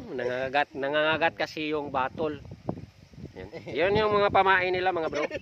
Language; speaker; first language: Filipino; non-native, local second language; Cebuano